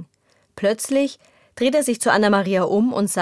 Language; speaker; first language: German; native; German